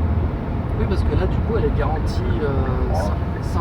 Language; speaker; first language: French; native; French